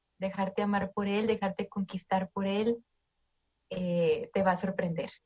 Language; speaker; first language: Spanish; native; Spanish